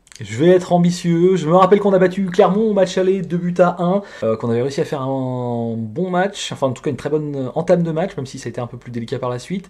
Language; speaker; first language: French; native; French